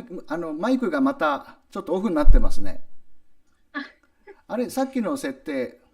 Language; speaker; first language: Japanese; native; Japanese